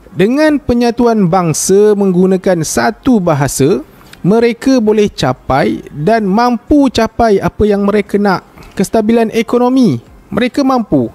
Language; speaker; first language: Malay; native; Malay